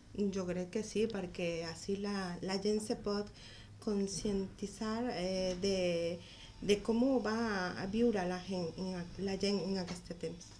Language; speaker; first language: Catalan; non-native, learner; Spanish